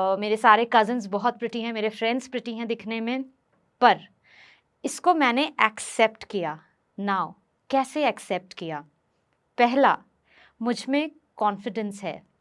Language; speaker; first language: Hindi; non-native, local second language; Bhojpuri